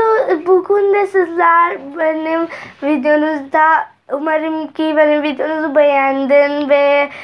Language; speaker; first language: Turkish; non-native, learner; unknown